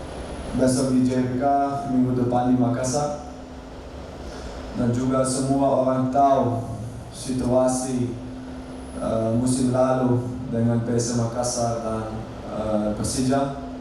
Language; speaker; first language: Indonesian; non-native, learner; Dutch